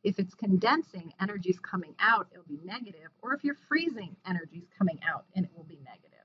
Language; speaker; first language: English; native; English